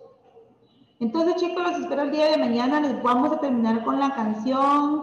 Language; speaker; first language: Spanish; native; Spanish